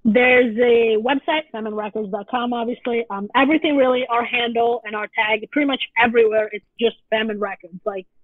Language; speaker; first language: English; non-native, fluent; Italian